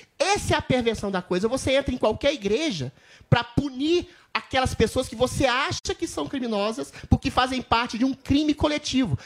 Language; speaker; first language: Portuguese; native; Portuguese